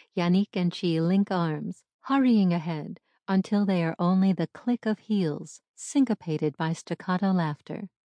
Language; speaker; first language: English; native; English